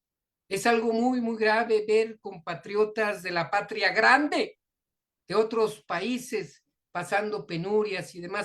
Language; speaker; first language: Spanish; native; Spanish